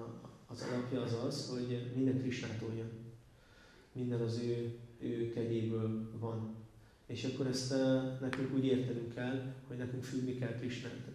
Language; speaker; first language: Hungarian; native; Hungarian